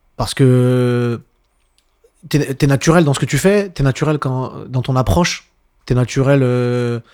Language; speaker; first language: French; native; French